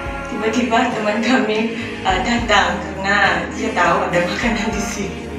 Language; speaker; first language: Indonesian; non-native, learner; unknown